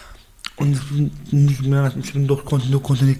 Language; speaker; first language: German; non-native, learner; Baluchi